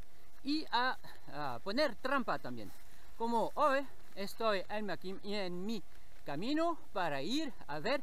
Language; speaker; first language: Spanish; non-native, learner; French